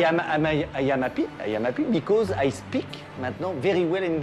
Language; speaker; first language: English; non-native, learner; French